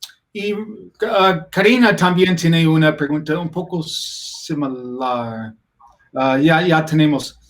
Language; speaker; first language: Spanish; non-native, learner; English